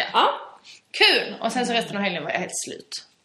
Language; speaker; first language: Swedish; native; Swedish